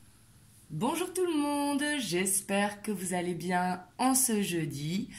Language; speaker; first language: French; native; French